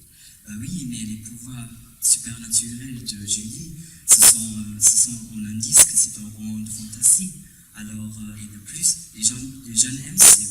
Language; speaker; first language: French; non-native, learner; German